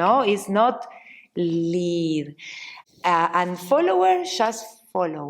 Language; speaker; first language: English; non-native, learner; Spanish